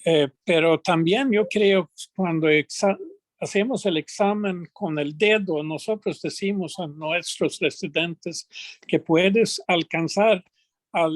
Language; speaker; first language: Spanish; non-native, fluent; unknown